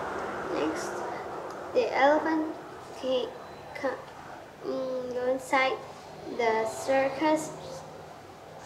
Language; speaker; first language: English; non-native, learner; Vietnamese